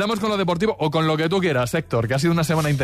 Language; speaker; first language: Spanish; native; Spanish